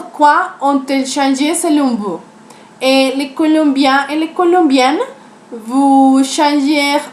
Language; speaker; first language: French; non-native, learner; Spanish